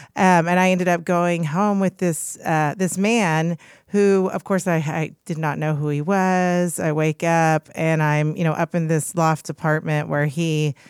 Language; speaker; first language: English; native; English